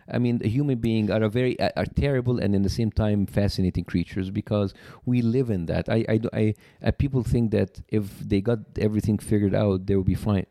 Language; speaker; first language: English; non-native, fluent; Arabic